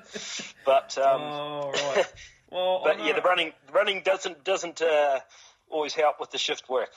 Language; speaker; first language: English; native; English